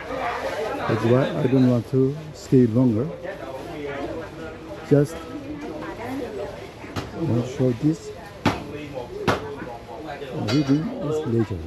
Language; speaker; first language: English; non-native, learner; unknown